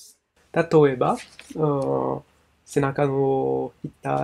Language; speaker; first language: Japanese; non-native, learner; French